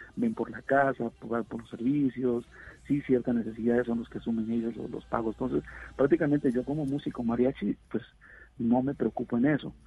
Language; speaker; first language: Spanish; native; Spanish